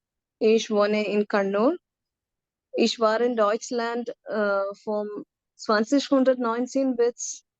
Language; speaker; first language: German; non-native, fluent; Malayalam